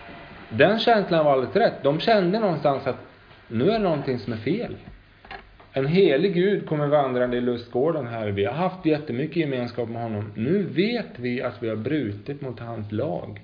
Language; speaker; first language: Swedish; native; Swedish